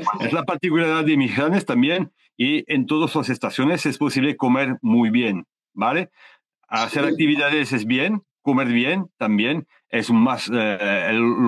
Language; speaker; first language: Spanish; non-native, learner; French